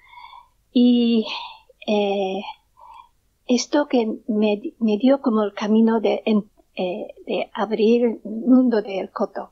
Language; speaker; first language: Spanish; non-native, learner; Japanese